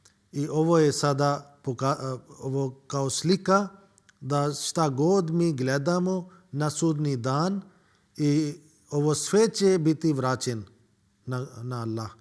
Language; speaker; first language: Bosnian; non-native, learner; Urdu